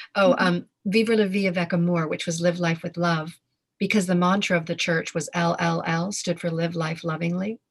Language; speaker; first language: English; native; English